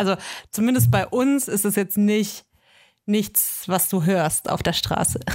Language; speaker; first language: German; native; German